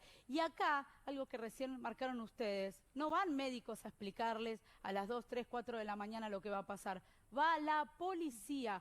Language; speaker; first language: Spanish; native; Spanish